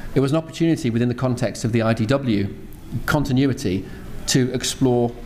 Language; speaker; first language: English; native; English